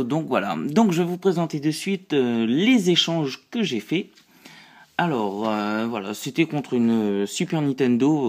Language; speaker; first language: French; native; French